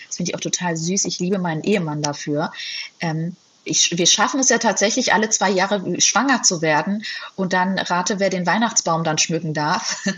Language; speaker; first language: German; native; German